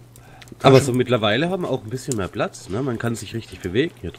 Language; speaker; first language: German; native; German